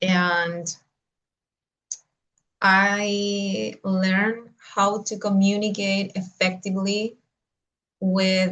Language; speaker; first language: English; non-native, learner; Spanish